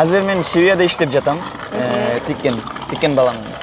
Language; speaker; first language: Kyrgyz; non-native, learner; Bangla